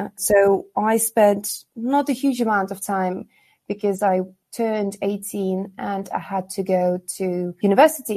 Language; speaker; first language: English; non-native, fluent; Kazakh